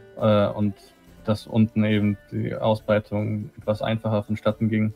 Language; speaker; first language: German; native; German